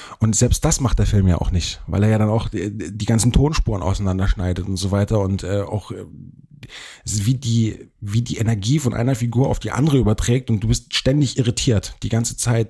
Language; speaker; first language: German; native; German